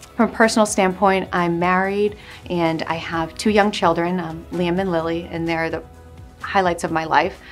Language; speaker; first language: English; native; English